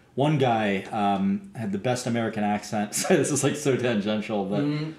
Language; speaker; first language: English; native; English